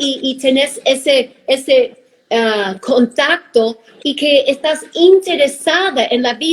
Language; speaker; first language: Spanish; non-native, fluent; English